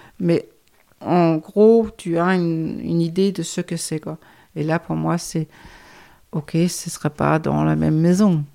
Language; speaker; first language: French; non-native, fluent; Danish